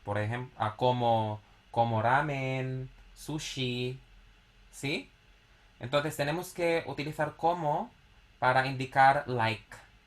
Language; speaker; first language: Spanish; non-native, fluent; Filipino